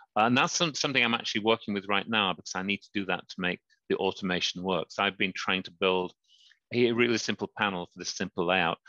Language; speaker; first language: English; native; English